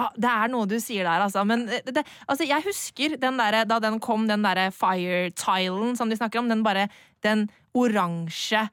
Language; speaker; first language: Norwegian; native; Norwegian